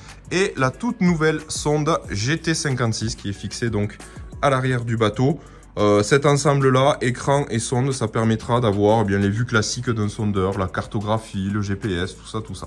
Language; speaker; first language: French; native; French